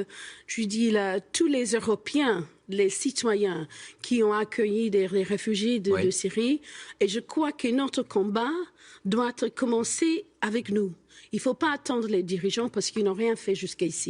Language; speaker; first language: French; non-native, fluent; English